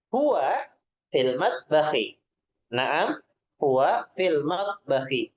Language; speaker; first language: Arabic; non-native, fluent; Indonesian